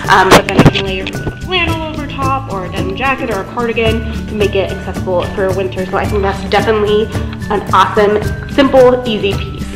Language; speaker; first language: English; native; English